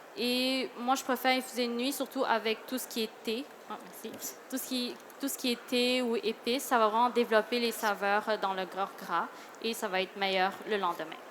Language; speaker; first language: French; early bilingual, other home language; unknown